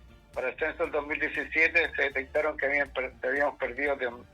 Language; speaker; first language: Spanish; native; Spanish